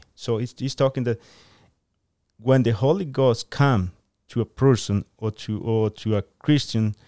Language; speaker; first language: English; non-native, fluent; Spanish